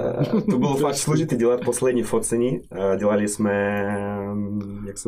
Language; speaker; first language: Czech; non-native, fluent; Russian